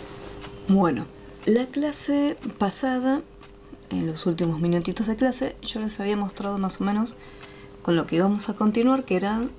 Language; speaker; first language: Spanish; native; Spanish